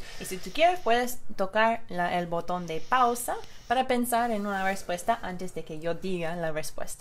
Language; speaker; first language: Spanish; non-native, fluent; English